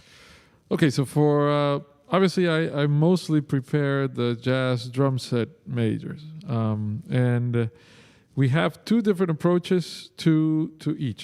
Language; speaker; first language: English; non-native, fluent; Spanish